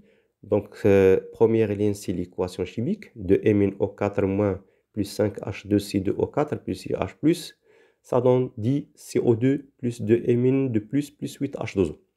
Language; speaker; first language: French; non-native, local second language; Arabic